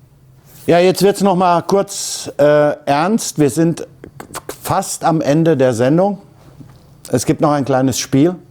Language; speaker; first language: German; native; German